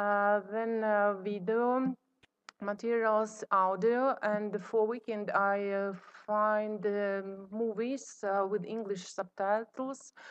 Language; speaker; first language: English; non-native, fluent; Russian